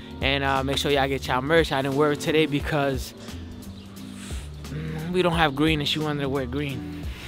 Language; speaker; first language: English; early bilingual, other home language; Spanish